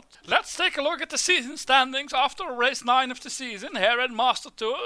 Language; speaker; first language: English; non-native, fluent; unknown